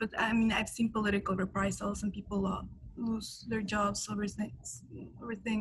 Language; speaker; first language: English; non-native, fluent; Spanish